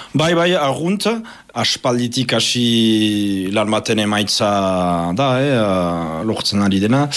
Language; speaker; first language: Basque; native; Basque